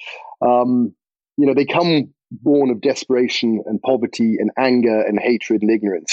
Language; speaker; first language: English; native; English